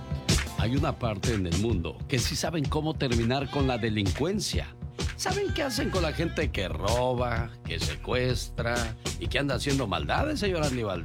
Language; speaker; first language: Spanish; native; Spanish